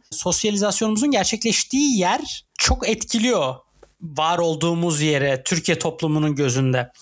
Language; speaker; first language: Turkish; native; Turkish